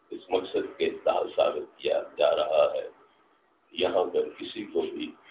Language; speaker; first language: Urdu; non-native, local second language; Punjabi